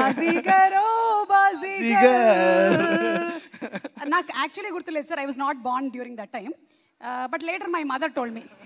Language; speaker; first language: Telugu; native; Telugu